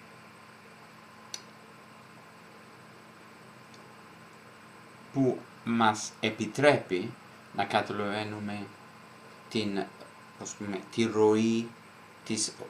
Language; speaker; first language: Greek; non-native, fluent; Italian